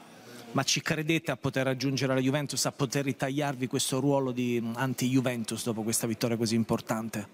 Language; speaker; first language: Italian; native; Italian